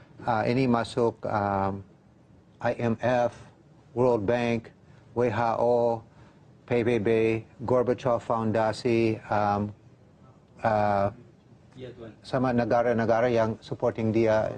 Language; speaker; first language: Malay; non-native, fluent; English